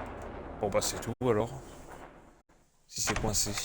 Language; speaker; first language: French; native; French